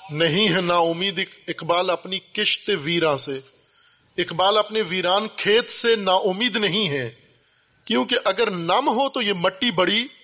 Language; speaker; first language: Urdu; native; Urdu